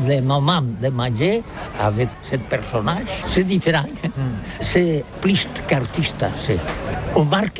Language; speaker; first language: French; non-native, learner; Catalan